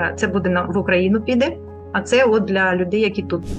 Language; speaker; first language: Ukrainian; non-native, local second language; Russian